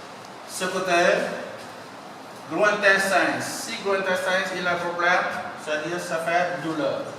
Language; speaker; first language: French; non-native, learner; Vietnamese